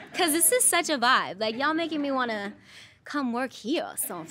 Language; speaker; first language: English; native; English